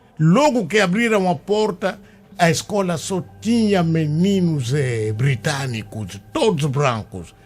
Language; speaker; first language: Portuguese; non-native, local second language; Kongo